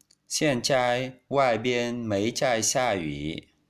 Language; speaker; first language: Chinese; non-native, learner; Vietnamese